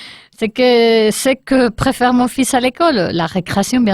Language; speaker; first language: French; non-native, learner; Spanish